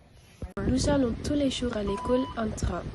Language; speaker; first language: French; non-native, learner; Dutch